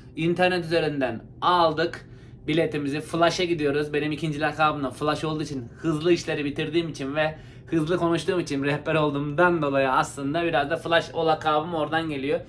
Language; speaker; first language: Turkish; native; Turkish